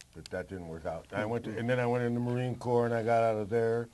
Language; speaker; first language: English; native; English